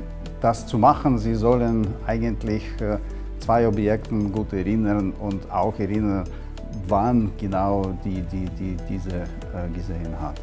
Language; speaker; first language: German; non-native, fluent; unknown